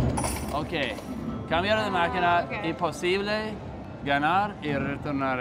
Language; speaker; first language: Spanish; non-native, learner; English